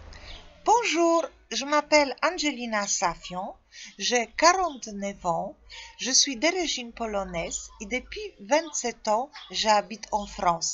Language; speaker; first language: French; non-native, fluent; Polish